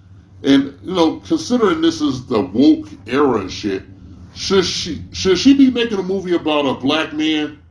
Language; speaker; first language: English; native; English